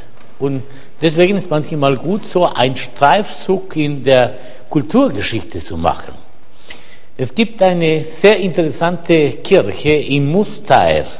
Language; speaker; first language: German; non-native, fluent; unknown